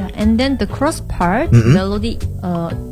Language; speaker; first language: English; non-native, learner; Korean